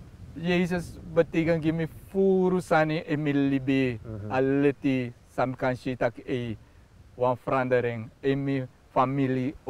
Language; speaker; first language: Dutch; non-native, local second language; Sranan Tongo